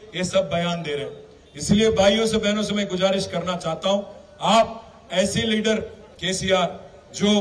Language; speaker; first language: Hindi; non-native, local second language; Telugu